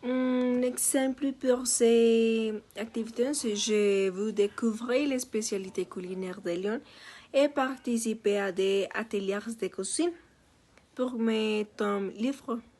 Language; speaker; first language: French; non-native, learner; Spanish